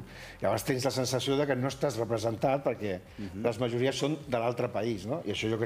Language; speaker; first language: Catalan; native; Catalan